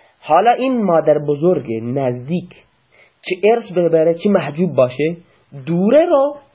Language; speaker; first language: Persian; non-native, local second language; Baluchi